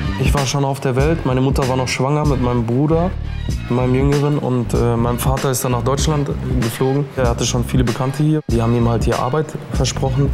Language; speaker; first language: German; early bilingual, other home language; Russian